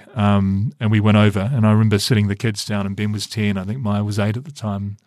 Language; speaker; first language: English; native; English